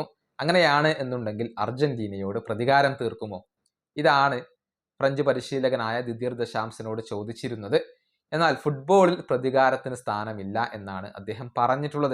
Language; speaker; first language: Malayalam; native; Malayalam